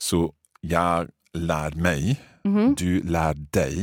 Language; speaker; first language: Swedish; non-native, learner; English